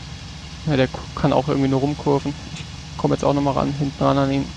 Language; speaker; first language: German; native; German